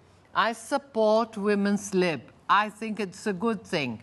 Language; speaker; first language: English; non-native, fluent; Portuguese